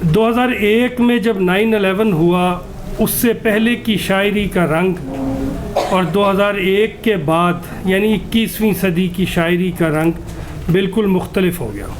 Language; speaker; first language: Urdu; native; Urdu